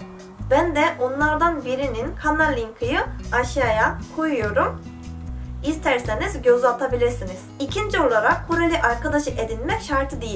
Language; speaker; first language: Turkish; non-native, fluent; Korean